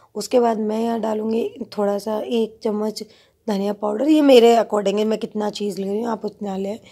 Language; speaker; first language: Hindi; native; Hindi